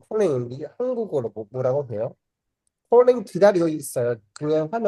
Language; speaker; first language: Korean; non-native, fluent; Burmese